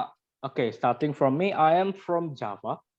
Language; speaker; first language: English; non-native, learner; Indonesian